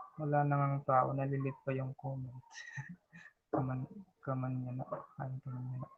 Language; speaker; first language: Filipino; non-native, local second language; Waray